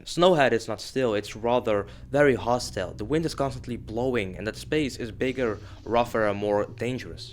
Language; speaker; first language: English; non-native, fluent; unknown